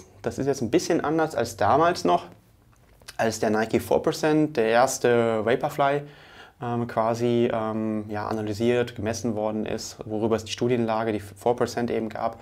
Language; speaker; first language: German; native; German